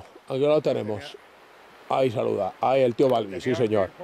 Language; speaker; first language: Spanish; native; Spanish